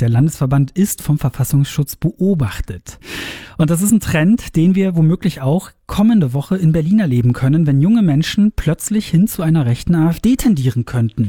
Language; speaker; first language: German; native; German